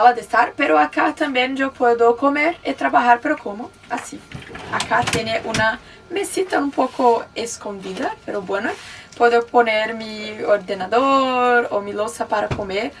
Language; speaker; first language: Spanish; non-native, learner; Portuguese